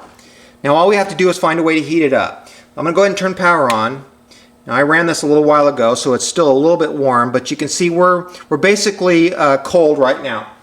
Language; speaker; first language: English; native; English